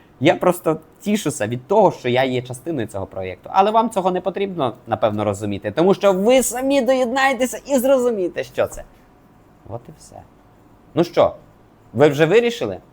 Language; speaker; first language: Ukrainian; native; Ukrainian